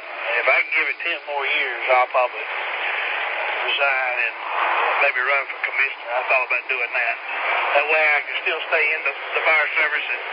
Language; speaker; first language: English; native; English